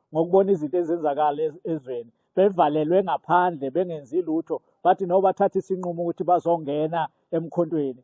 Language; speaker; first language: Zulu; native; Zulu